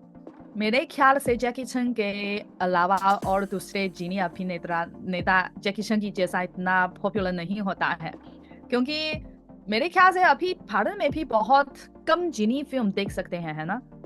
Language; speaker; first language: Hindi; non-native, fluent; Chinese